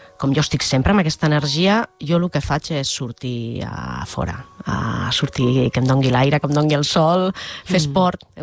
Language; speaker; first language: Catalan; non-native, local second language; Spanish